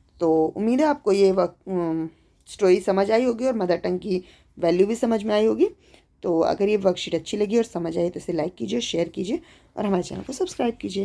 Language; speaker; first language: Hindi; native; Hindi